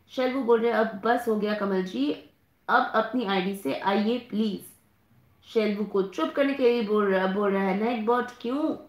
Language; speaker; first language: Hindi; non-native, local second language; Bangla